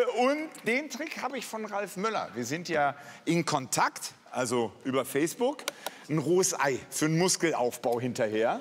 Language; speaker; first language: German; native; German